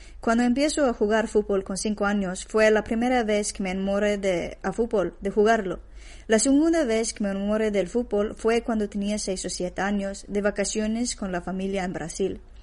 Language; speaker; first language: Spanish; non-native, fluent; Swedish